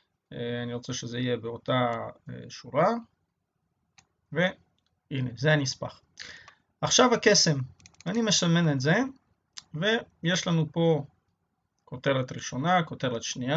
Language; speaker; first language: Hebrew; native; Hebrew